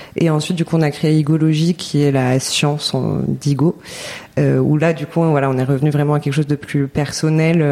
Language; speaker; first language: French; native; French